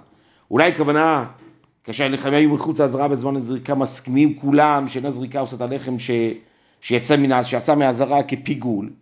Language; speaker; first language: Hebrew; native; Hebrew